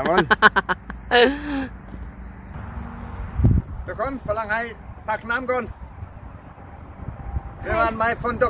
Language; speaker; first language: Thai; non-native, learner; German